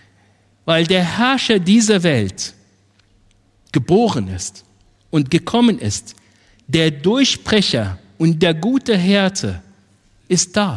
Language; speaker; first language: German; non-native, fluent; Arabic